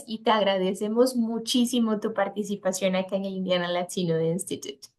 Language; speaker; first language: Spanish; native; Spanish